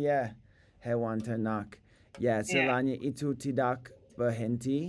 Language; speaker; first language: Indonesian; non-native, learner; English